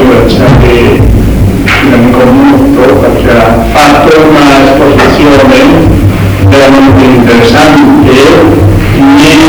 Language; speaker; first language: Italian; non-native, learner; Spanish